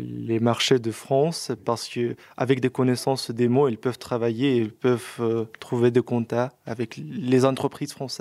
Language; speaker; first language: French; non-native, fluent; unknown